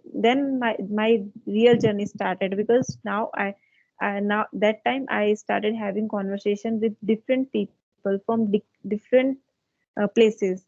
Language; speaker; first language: English; non-native, fluent; Hindi